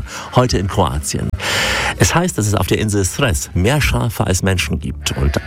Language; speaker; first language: German; native; German